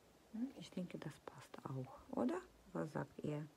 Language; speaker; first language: German; non-native, fluent; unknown